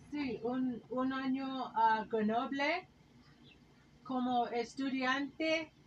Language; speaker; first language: Spanish; non-native, learner; English